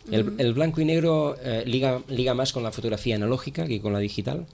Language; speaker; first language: Spanish; non-native, local second language; Catalan